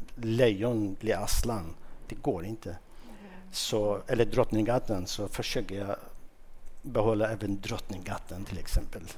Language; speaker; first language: Swedish; non-native, fluent; Kurdish